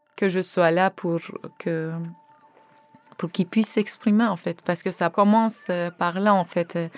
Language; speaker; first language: French; non-native, fluent; Turkish